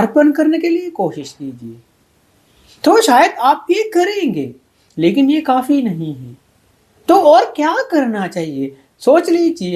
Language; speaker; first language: Hindi; non-native, fluent; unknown